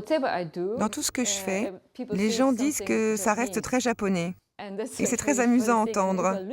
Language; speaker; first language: French; non-native, fluent; Japanese